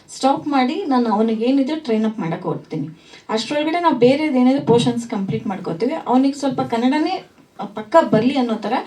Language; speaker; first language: Kannada; native; Kannada